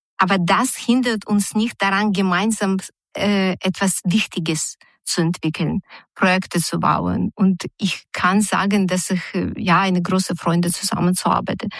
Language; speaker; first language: German; non-native, fluent; Ukrainian